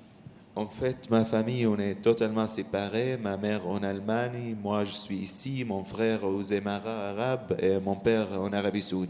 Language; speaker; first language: French; non-native, learner; Arabic